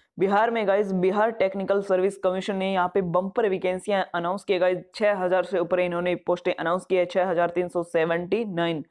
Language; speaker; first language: Hindi; non-native, local second language; Punjabi